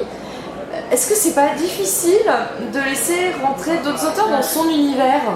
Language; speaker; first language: French; native; French